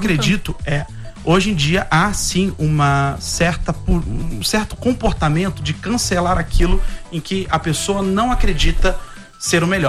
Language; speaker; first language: Portuguese; native; Portuguese